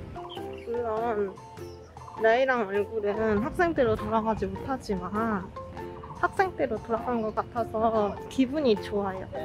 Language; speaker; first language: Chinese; non-native, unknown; Korean